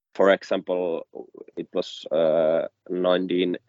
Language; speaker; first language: English; non-native, fluent; Finnish